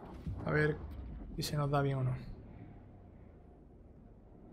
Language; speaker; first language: Spanish; native; Spanish